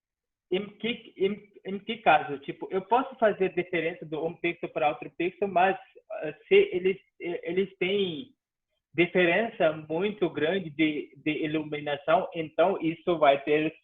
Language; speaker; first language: Portuguese; non-native, fluent; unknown